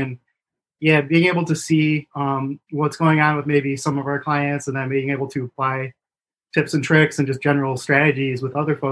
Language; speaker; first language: English; native; English